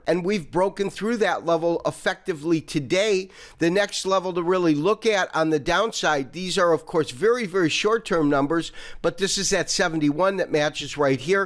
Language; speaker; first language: English; native; English